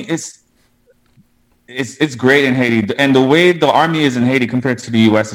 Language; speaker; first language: English; non-native, fluent; Haitian Creole